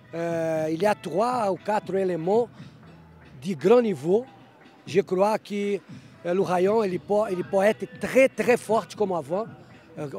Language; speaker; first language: French; non-native, fluent; Portuguese